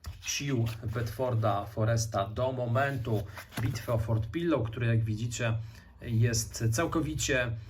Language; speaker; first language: Polish; native; Polish